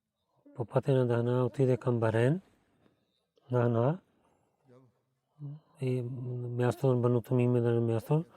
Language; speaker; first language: Bulgarian; non-native, learner; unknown